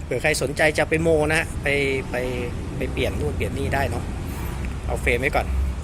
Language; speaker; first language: Thai; native; Thai